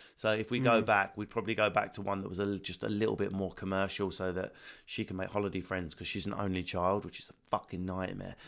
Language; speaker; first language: English; native; English